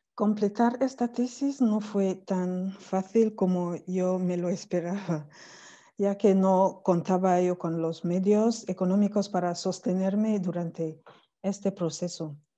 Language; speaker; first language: Spanish; non-native, fluent; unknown